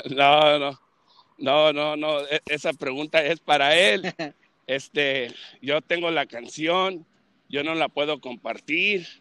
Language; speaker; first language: Spanish; early bilingual, heritage; Spanish